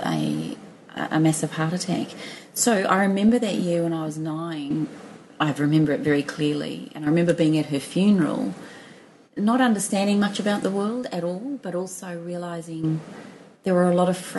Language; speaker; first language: English; native; English